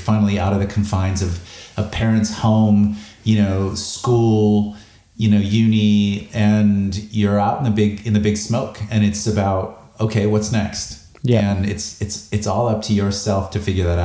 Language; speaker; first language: English; native; English